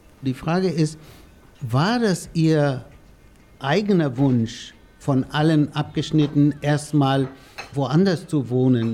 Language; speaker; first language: German; non-native, fluent; Arabic